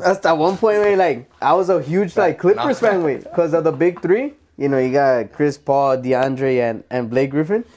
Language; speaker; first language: English; early bilingual, other home language; Spanish